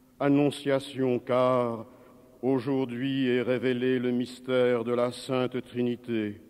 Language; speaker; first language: French; native; French